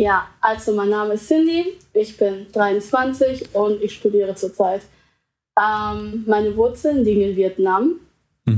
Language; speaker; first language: German; early bilingual, other home language; Vietnamese